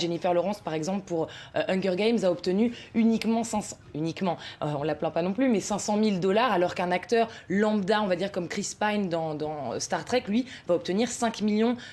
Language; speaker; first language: French; native; French